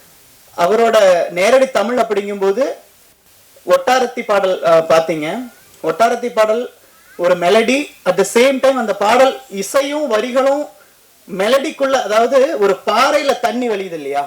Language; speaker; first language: Tamil; native; Tamil